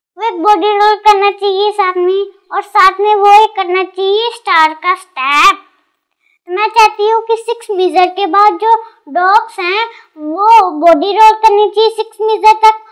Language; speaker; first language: Hindi; non-native, local second language; Punjabi